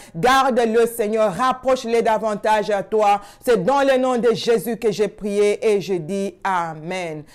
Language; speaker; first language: French; non-native, local second language; Swahili